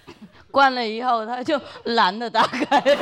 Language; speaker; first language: Chinese; non-native, fluent; Vietnamese